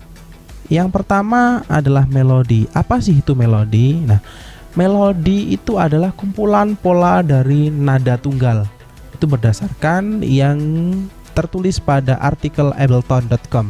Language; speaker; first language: Indonesian; native; Indonesian